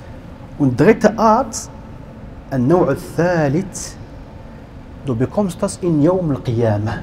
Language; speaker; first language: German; non-native, learner; Arabic